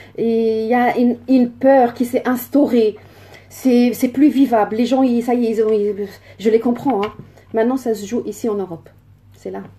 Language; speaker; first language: French; early bilingual, other home language; Riffian